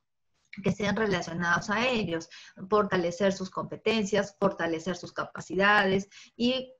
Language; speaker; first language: Spanish; native; Spanish